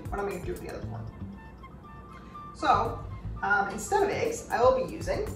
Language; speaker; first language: English; native; English